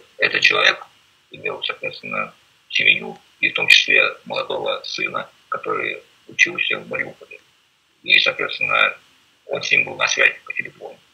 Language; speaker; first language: Russian; native; Russian